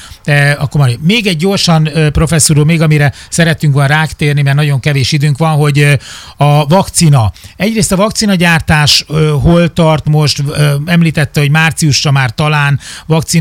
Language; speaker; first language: Hungarian; native; Hungarian